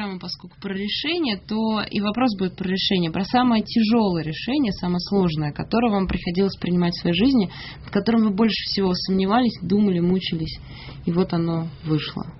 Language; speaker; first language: Russian; native; Russian